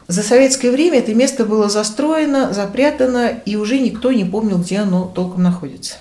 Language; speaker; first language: Russian; native; Russian